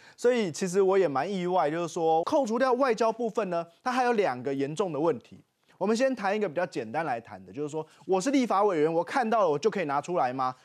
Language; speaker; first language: Chinese; native; Chinese